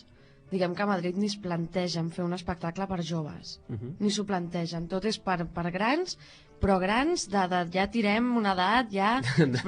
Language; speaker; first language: Catalan; native; Catalan